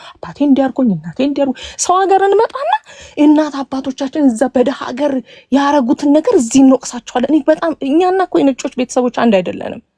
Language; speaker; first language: Amharic; native; Amharic